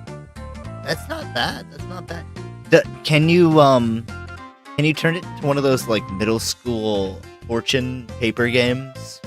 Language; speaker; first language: English; native; English